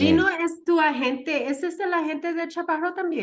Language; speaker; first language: Spanish; early bilingual, heritage; Spanish